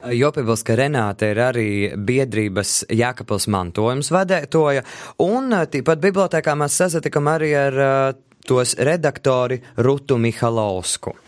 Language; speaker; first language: Latvian; native; Latvian